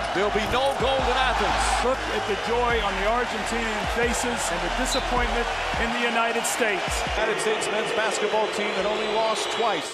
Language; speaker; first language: English; native; English